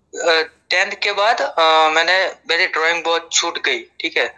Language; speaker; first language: Hindi; non-native, local second language; Gujarati